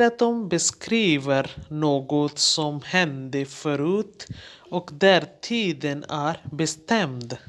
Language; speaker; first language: Swedish; non-native, fluent; Hindi